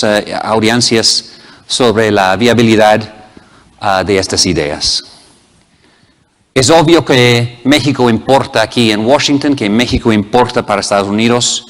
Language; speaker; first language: Spanish; non-native, fluent; English